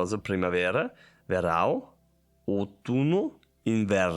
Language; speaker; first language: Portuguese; non-native, learner; German